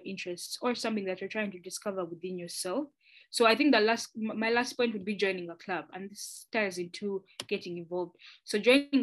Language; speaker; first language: English; non-native, local second language; Ganda